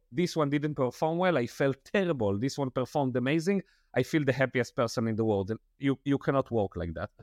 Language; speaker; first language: English; non-native, fluent; Italian